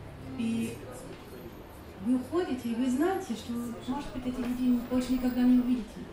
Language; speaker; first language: Russian; non-native, learner; German